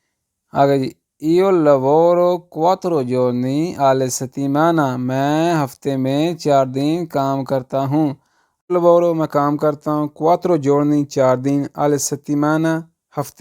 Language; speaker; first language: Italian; non-native, learner; Urdu